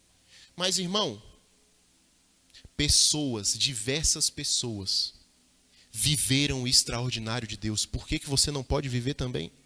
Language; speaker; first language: Portuguese; native; Portuguese